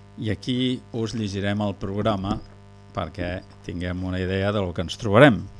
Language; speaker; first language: Catalan; native; Catalan